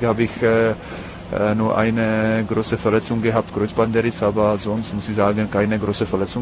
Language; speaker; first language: German; non-native, fluent; Czech